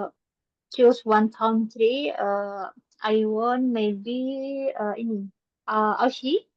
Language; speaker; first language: English; non-native, learner; Indonesian